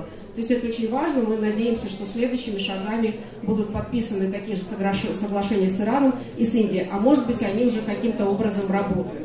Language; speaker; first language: Russian; native; Russian